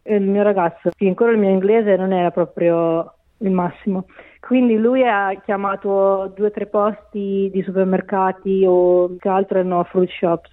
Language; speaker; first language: Italian; native; Italian